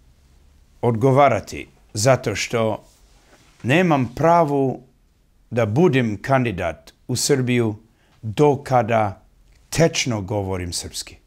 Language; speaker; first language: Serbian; early bilingual, heritage; English